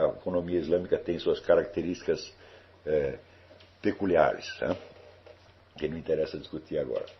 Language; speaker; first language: Portuguese; native; Portuguese